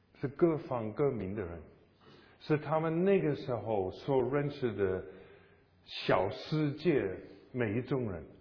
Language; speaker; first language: Chinese; non-native, fluent; English